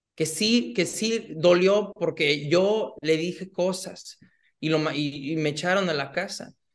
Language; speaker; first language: Spanish; early bilingual, heritage; Spanish